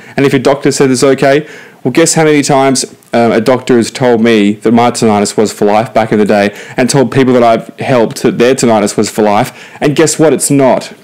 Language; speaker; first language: English; native; English